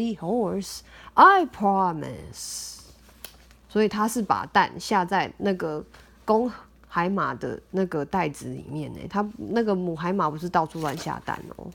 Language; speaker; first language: Chinese; native; Chinese